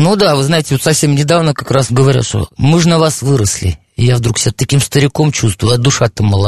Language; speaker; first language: Russian; native; Russian